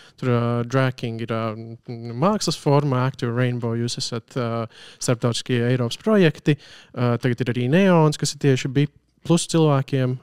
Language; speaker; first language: Latvian; native; Latvian